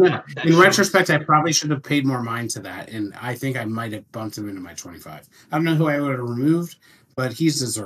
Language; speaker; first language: English; native; English